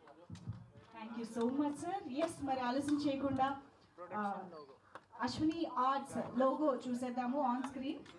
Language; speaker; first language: Telugu; native; Telugu